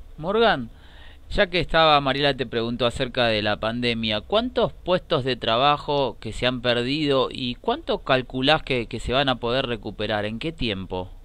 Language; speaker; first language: Spanish; native; Spanish